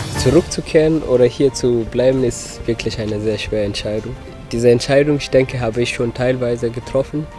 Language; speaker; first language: German; non-native, fluent; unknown